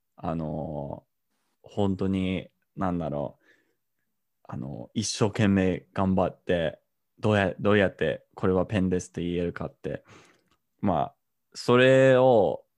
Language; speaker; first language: Japanese; non-native, fluent; English